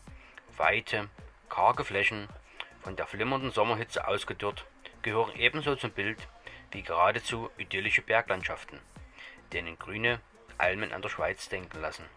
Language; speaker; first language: German; native; German